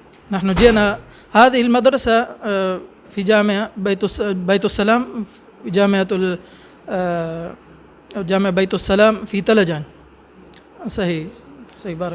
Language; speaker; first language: Arabic; non-native, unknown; Urdu